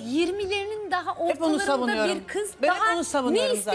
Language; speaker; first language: Turkish; native; Turkish